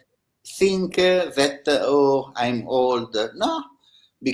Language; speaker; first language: English; non-native, learner; Italian